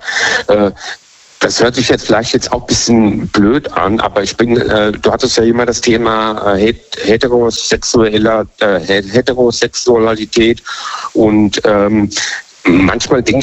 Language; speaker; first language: German; native; German